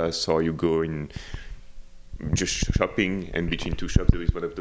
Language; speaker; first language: English; non-native, fluent; French